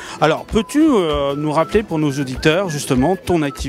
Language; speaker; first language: French; native; French